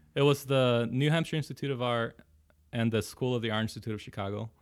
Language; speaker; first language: English; early bilingual, other home language; Portuguese